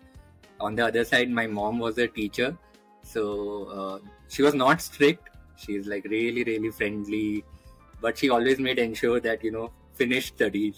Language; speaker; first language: English; non-native, local second language; Hindi